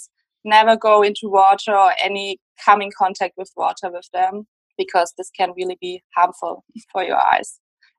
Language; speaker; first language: English; non-native, fluent; German